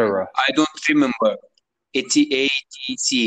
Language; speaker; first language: English; non-native, learner; Turkish